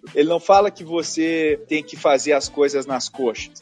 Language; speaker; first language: Portuguese; native; Portuguese